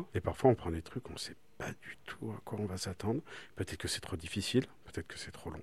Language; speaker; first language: French; native; French